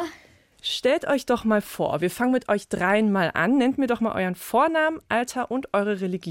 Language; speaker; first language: German; native; German